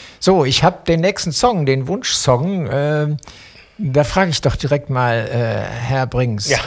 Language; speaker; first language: German; native; German